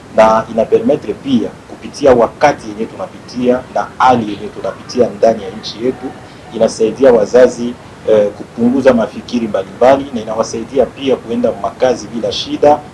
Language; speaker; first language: Swahili; native; Swahili